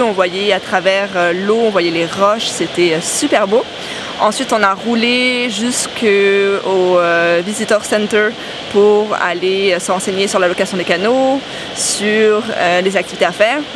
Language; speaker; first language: French; native; French